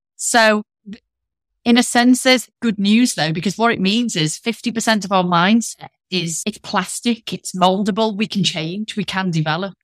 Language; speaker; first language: English; native; English